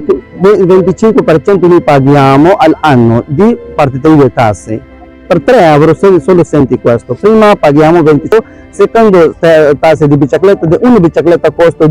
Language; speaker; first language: Italian; non-native, learner; Urdu